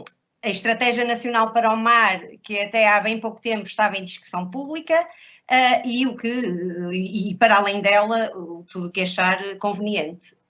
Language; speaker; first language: Portuguese; native; Portuguese